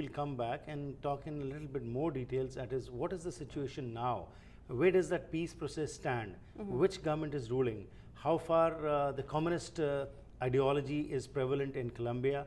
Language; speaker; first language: English; non-native, fluent; Punjabi